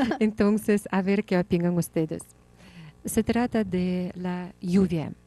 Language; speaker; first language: Spanish; non-native, fluent; Russian